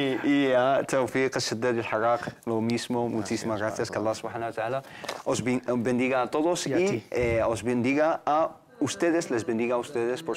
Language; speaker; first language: Spanish; native; Spanish